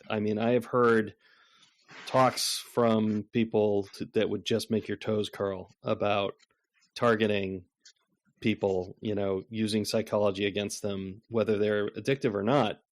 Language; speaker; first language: English; native; English